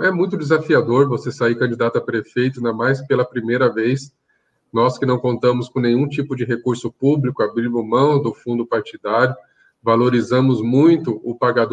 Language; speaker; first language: Portuguese; native; Portuguese